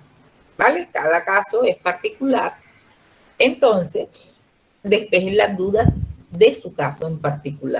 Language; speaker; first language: Spanish; native; Spanish